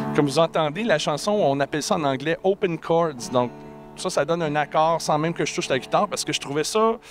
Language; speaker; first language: French; native; French